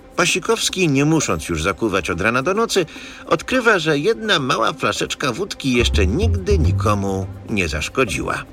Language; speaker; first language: Polish; native; Polish